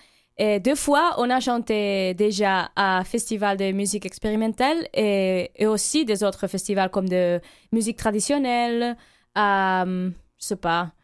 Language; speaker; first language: French; non-native, fluent; Catalan